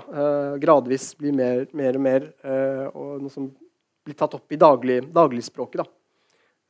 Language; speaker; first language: Norwegian; native; Norwegian